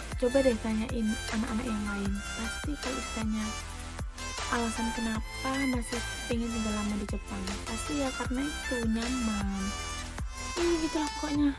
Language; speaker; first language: Indonesian; native; Indonesian